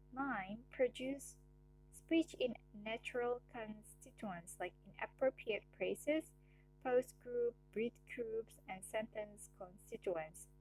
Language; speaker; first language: English; non-native, learner; Indonesian